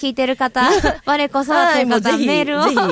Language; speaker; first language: Japanese; native; Japanese